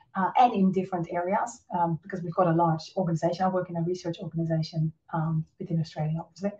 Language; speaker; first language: English; non-native, fluent; Dutch